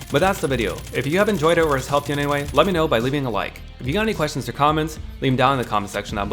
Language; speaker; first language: English; native; English